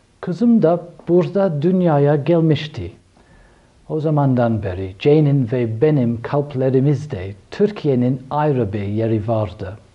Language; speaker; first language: Turkish; non-native, fluent; English